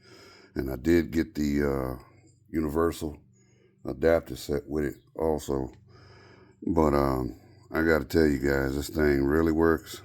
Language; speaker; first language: English; native; English